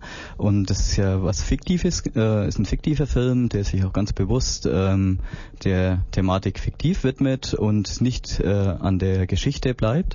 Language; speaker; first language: German; native; German